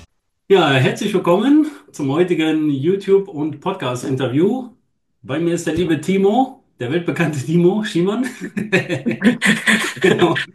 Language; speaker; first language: German; native; German